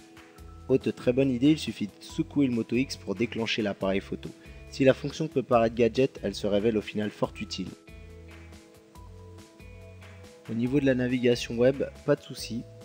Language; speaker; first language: French; native; French